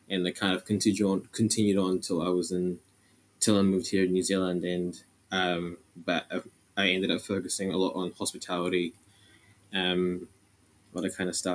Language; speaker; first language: English; non-native, local second language; Filipino